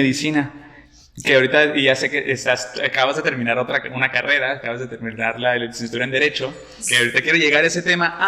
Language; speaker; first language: Spanish; native; Spanish